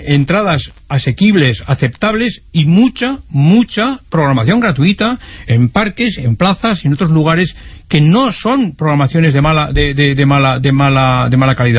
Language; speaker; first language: Spanish; native; Spanish